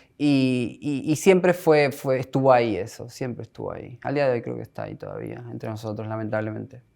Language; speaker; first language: Spanish; native; Spanish